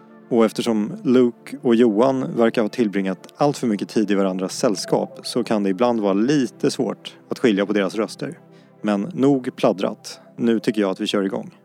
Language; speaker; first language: Swedish; native; Swedish